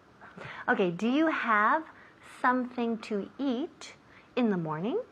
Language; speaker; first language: English; non-native, fluent; Spanish